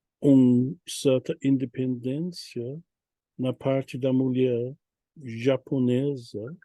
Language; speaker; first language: Portuguese; non-native, fluent; English